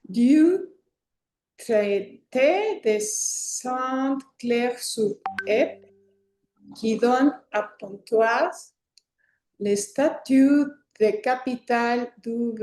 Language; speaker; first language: French; non-native, learner; Spanish